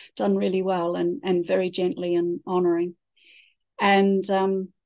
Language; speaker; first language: English; native; English